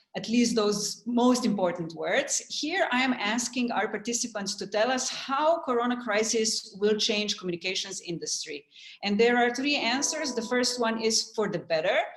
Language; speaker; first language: English; non-native, fluent; Slovenian